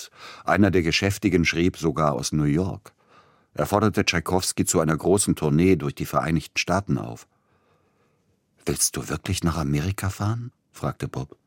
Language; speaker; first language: German; native; German